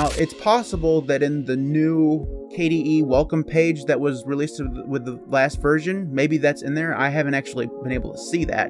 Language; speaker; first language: English; native; English